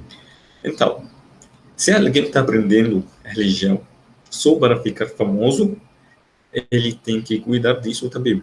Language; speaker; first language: Portuguese; non-native, fluent; Arabic